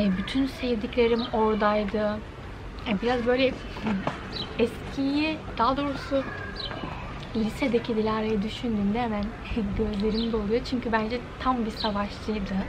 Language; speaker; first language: Turkish; early bilingual, heritage; Turkish